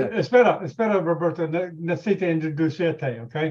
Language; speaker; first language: Spanish; non-native, learner; English